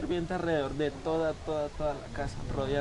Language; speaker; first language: Spanish; native; Spanish